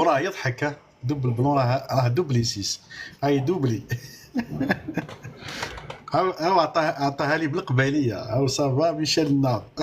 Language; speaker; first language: Arabic; native; Arabic